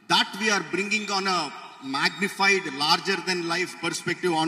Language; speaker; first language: Tamil; non-native, local second language; Telugu